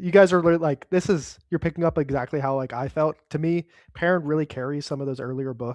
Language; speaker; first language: English; native; English